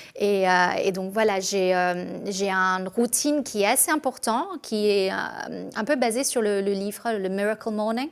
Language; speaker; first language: French; non-native, fluent; English